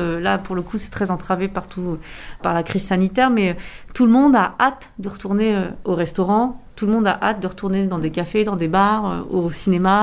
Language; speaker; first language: French; native; French